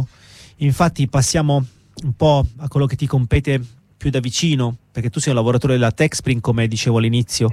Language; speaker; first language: Italian; native; Italian